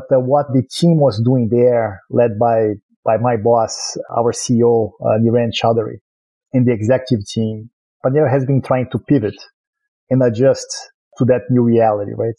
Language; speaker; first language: English; non-native, fluent; Portuguese